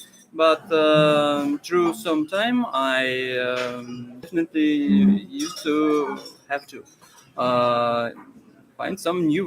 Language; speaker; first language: English; non-native, learner; Russian